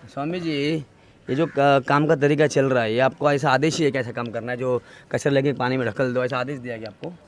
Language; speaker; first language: Hindi; non-native, local second language; Marathi